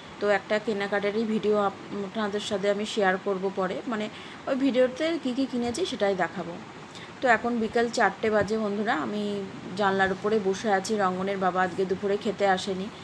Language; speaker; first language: Bangla; native; Bangla